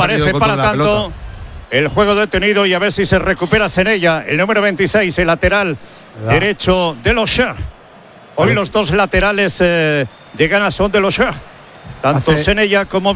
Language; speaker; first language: Spanish; native; Spanish